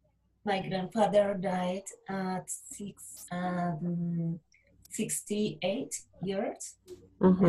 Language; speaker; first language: English; non-native, learner; Spanish